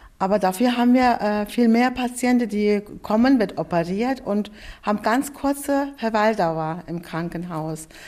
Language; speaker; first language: German; non-native, fluent; Turkish